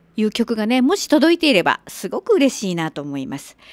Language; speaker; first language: Japanese; native; Japanese